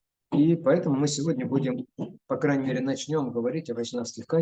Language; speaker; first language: Russian; native; Russian